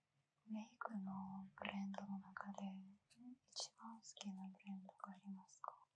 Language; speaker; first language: Japanese; non-native, learner; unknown